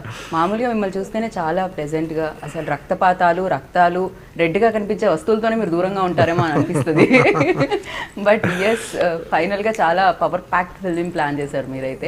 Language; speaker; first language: Telugu; native; Telugu